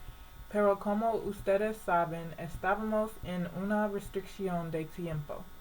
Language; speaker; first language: Spanish; non-native, learner; English